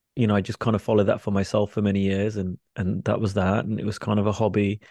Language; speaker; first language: English; native; English